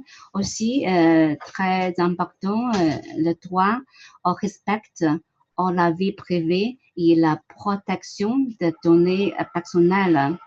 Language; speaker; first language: French; non-native, learner; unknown